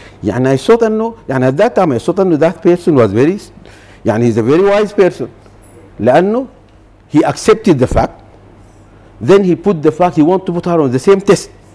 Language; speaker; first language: Arabic; native; Arabic